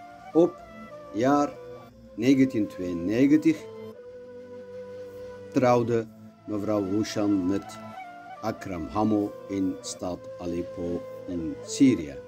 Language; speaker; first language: Dutch; non-native, learner; Kurdish